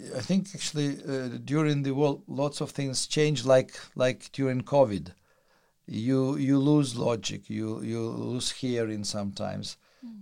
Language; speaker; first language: English; non-native, fluent; Russian